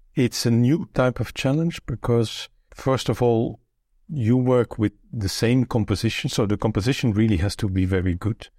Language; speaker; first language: English; non-native, fluent; Dutch